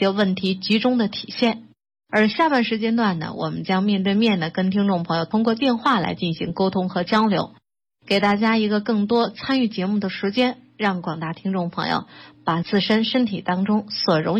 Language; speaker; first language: Chinese; native; Chinese